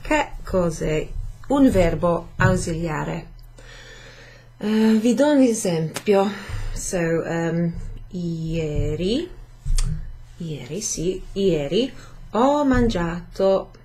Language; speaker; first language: Italian; non-native, fluent; English